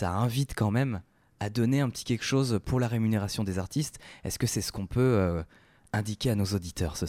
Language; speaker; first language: French; native; French